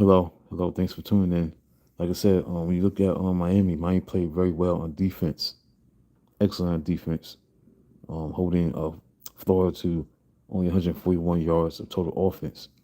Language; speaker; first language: English; native; English